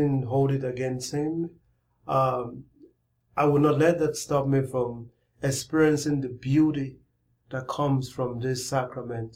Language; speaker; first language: English; non-native, local second language; Igbo